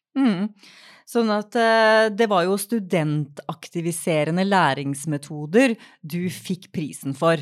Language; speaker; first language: Norwegian; native; Norwegian